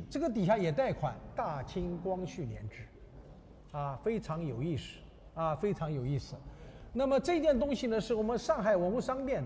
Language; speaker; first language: Chinese; native; Chinese